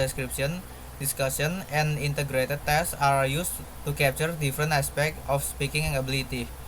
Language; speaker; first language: English; non-native, learner; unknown